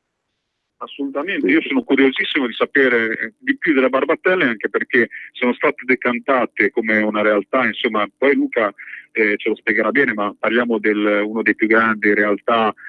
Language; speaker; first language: Italian; native; Italian